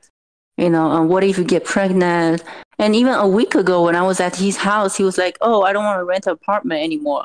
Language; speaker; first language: English; non-native, fluent; Chinese